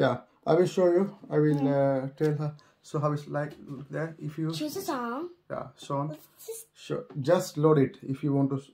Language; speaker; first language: English; non-native, learner; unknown